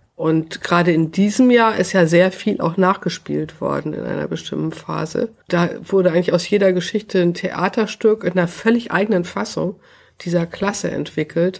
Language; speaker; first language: German; native; German